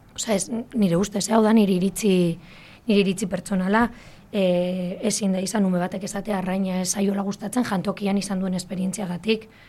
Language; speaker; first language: Basque; native; Basque